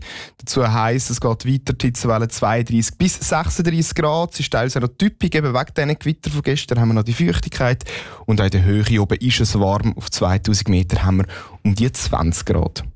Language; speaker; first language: German; native; German